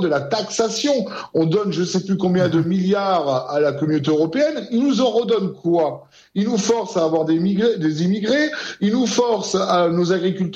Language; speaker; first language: French; native; French